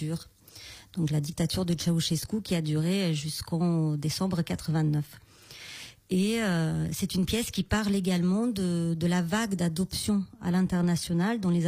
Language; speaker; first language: French; non-native, fluent; Romanian